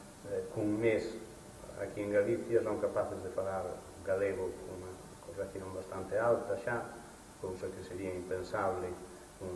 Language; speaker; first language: Galician; native; Galician